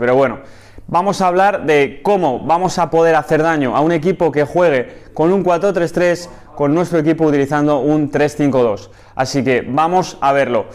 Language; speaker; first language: Spanish; native; Spanish